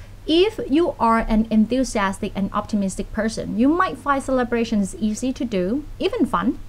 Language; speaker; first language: English; non-native, fluent; Thai